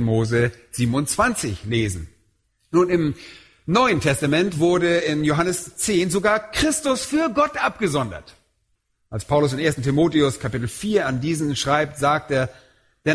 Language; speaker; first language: German; native; German